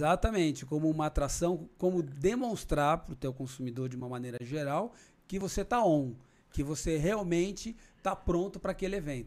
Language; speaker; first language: Portuguese; native; Portuguese